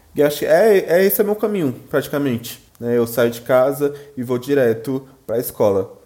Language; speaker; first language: Portuguese; native; Portuguese